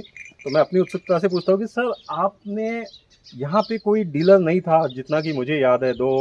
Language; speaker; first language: Hindi; non-native, local second language; Marathi